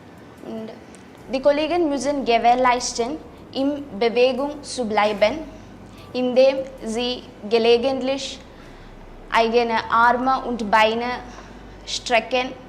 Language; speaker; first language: German; non-native, fluent; Malayalam